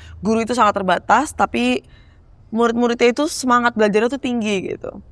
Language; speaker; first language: Indonesian; native; Indonesian